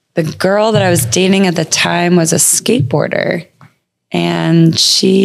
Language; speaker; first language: English; native; English